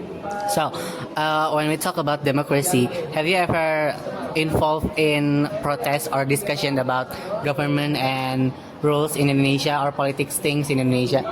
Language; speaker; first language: English; non-native, learner; Indonesian